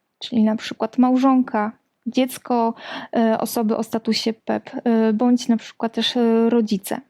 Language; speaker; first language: Polish; native; Polish